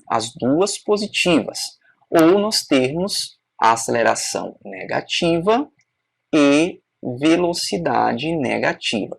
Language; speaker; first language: Portuguese; native; Portuguese